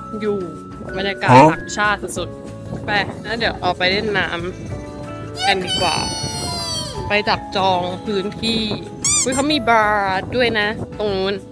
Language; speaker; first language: Thai; native; Thai